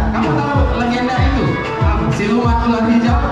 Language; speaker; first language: Indonesian; native; Indonesian